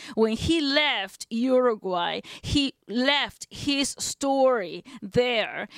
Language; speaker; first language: English; non-native, fluent; Spanish